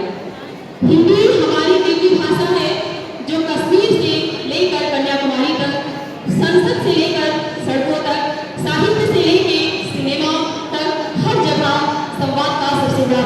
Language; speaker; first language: Hindi; native; Hindi